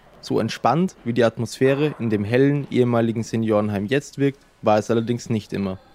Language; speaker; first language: German; native; German